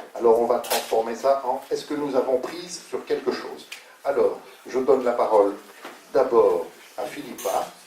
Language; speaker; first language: French; native; French